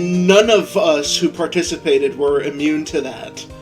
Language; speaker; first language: English; native; English